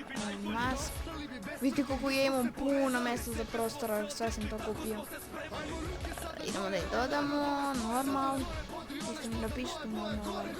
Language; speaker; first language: Croatian; native; Croatian